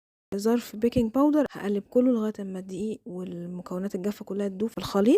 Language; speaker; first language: Arabic; native; Arabic